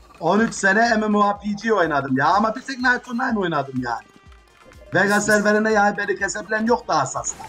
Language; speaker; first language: Turkish; early bilingual, heritage; Turkish